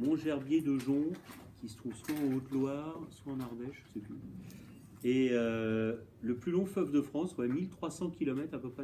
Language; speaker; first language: French; native; French